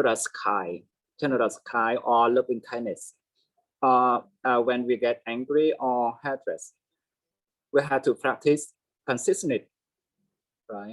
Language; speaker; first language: English; non-native, learner; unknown